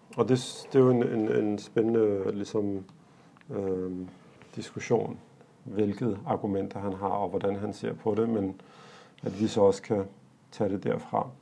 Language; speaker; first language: Danish; early bilingual, other home language; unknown